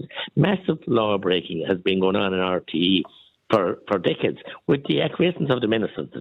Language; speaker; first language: English; native; English